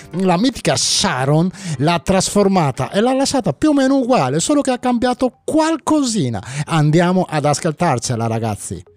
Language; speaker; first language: Italian; native; Italian